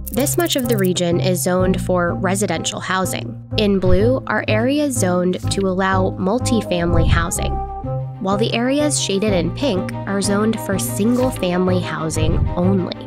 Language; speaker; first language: English; native; English